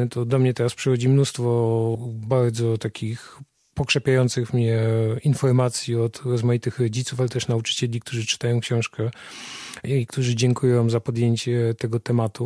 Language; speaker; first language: Polish; native; Polish